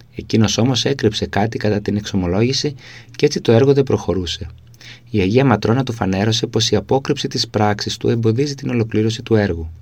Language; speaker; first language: Greek; native; Greek